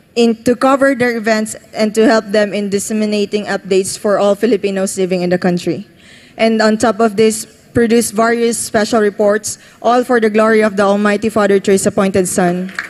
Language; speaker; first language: English; non-native, local second language; Filipino